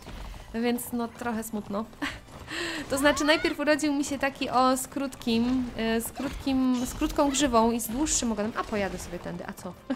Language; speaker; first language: Polish; native; Polish